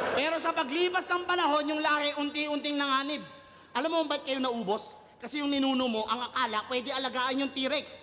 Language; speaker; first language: Filipino; native; Filipino